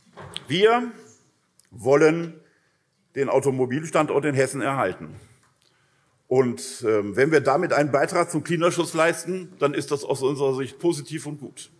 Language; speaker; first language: German; native; German